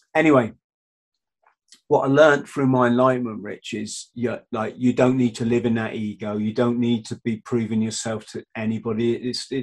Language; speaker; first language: English; native; English